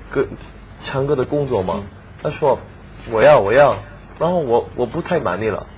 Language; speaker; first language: Chinese; non-native, learner; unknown